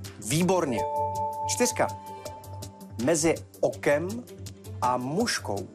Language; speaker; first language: Czech; native; Czech